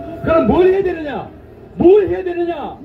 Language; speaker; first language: Korean; native; Korean